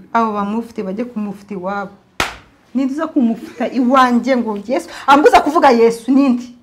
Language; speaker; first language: Kinyarwanda; early bilingual, heritage; Kinyarwanda